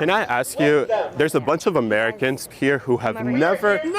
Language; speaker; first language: English; native; English